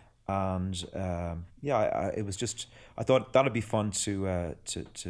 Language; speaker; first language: English; native; English